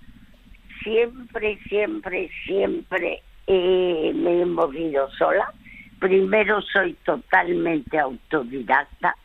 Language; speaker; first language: Spanish; early bilingual, other home language; French